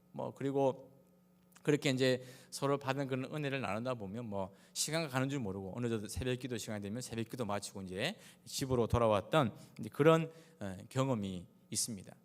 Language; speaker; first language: Korean; native; Korean